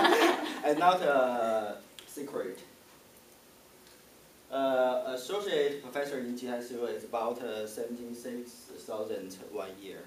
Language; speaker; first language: English; non-native, learner; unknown